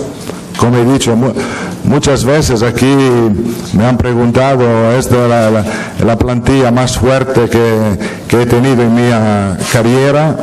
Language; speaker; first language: Spanish; non-native, fluent; Italian